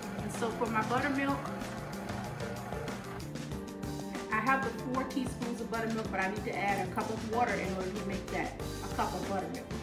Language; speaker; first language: English; native; English